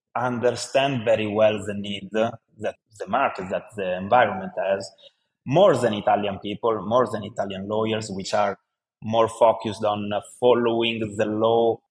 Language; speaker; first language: English; non-native, fluent; Italian